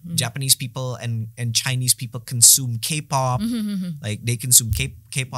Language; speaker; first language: English; non-native, fluent; Indonesian